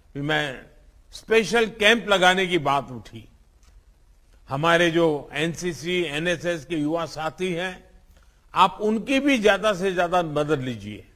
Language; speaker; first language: Hindi; non-native, local second language; Gujarati